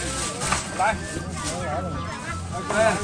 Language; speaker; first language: Chinese; native; Chinese